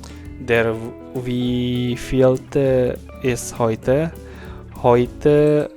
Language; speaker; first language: German; non-native, fluent; Indonesian